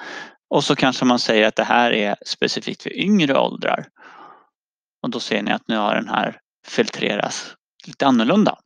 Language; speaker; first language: Swedish; native; Swedish